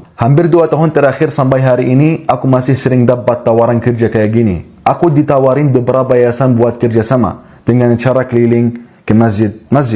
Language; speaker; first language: Indonesian; non-native, fluent; Arabic